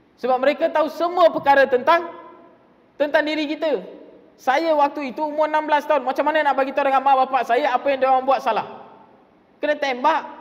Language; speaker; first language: Malay; non-native, local second language; Tamil